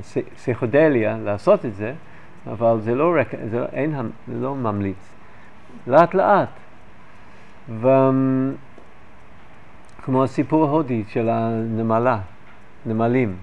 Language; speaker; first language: Hebrew; non-native, fluent; English